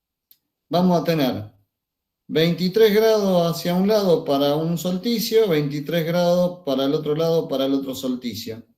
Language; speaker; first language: Spanish; native; Spanish